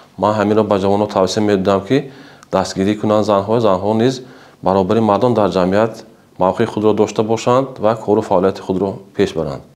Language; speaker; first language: Tajik; native; Tajik